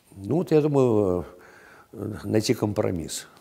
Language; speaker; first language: Russian; native; Russian